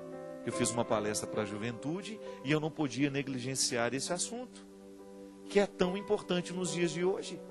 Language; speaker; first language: Portuguese; native; Portuguese